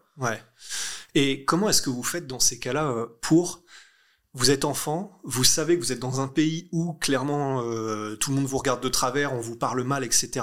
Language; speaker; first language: French; native; French